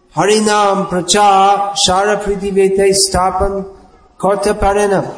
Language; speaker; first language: Bangla; non-native, fluent; English